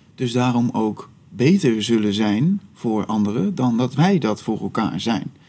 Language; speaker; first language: Dutch; native; Dutch